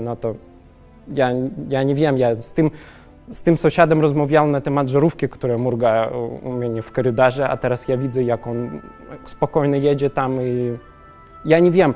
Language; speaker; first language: Polish; non-native, learner; Russian